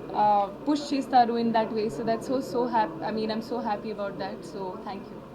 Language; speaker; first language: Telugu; non-native, fluent; Hindi